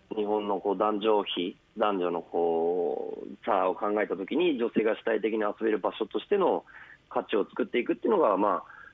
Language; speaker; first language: Japanese; native; Japanese